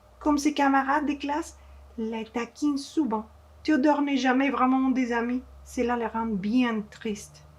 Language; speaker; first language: French; non-native, fluent; Spanish